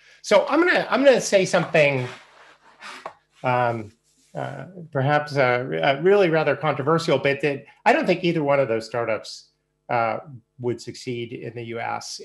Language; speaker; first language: English; native; English